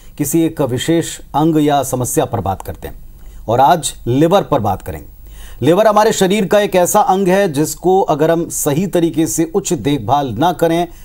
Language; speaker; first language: Hindi; native; Hindi